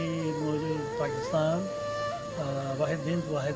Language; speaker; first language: Arabic; non-native, learner; Urdu